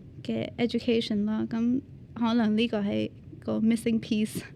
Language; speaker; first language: Cantonese; early bilingual, other home language; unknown